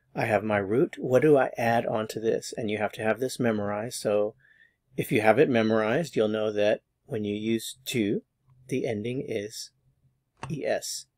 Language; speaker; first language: English; native; English